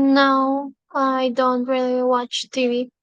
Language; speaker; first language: English; non-native, fluent; Spanish